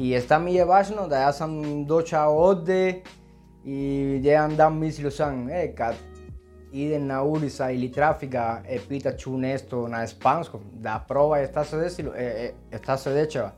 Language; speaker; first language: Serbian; non-native, learner; Spanish